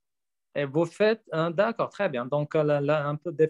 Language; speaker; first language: French; non-native, learner; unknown